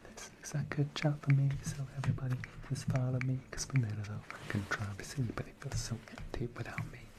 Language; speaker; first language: English; non-native, fluent; Chinese